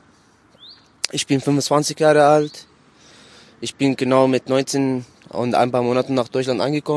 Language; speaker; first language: German; non-native, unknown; Arabic